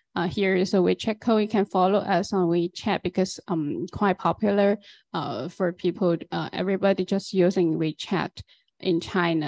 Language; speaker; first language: English; non-native, fluent; Chinese